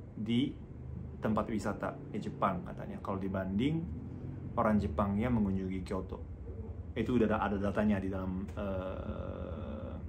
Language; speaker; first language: Indonesian; non-native, fluent; Japanese